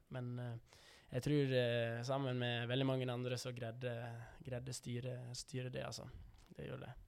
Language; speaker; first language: Norwegian; early bilingual, other home language; Dutch